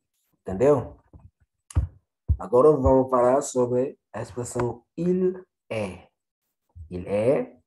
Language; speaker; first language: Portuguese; non-native, fluent; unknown